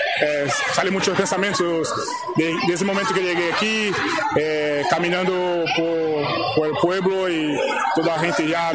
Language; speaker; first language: Spanish; non-native, fluent; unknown